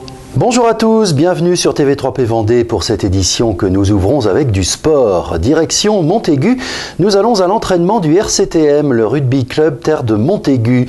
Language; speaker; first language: French; native; French